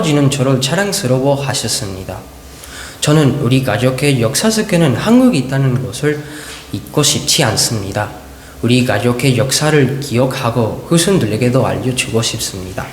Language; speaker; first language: Korean; non-native, learner; Spanish